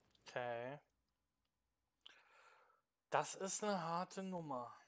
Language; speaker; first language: German; native; German